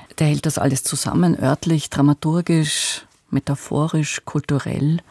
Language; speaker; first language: German; native; German